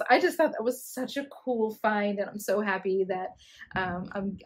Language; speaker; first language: English; native; English